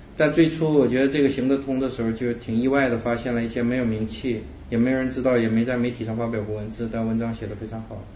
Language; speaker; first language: Chinese; native; Chinese